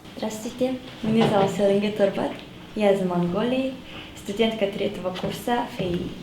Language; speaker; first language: Russian; non-native, learner; Mongolian